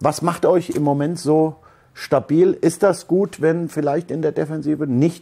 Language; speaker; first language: German; native; German